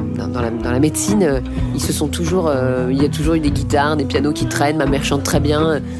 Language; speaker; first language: French; native; French